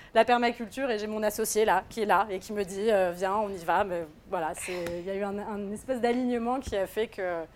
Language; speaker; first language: French; native; French